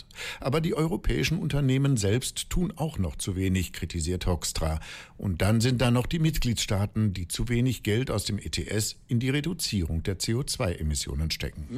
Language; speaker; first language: German; native; German